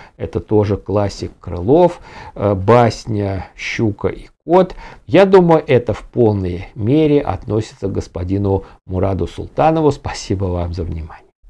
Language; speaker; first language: Russian; native; Russian